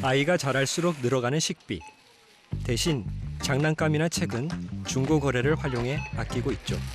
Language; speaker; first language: Korean; native; Korean